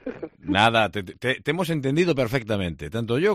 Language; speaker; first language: Spanish; native; Spanish